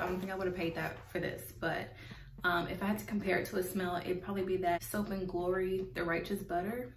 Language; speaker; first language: English; native; English